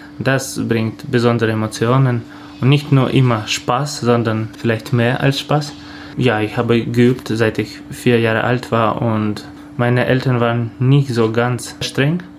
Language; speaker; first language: German; non-native, fluent; Russian